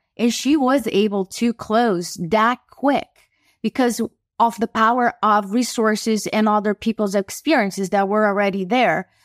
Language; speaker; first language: English; non-native, fluent; Portuguese